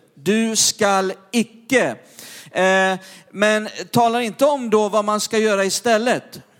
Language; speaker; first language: Swedish; native; Swedish